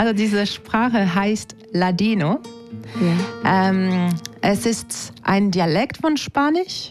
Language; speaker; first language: German; non-native, learner; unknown